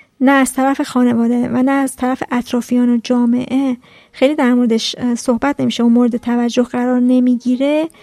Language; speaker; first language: Persian; native; Persian